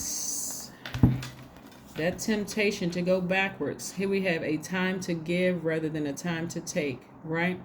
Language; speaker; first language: English; native; English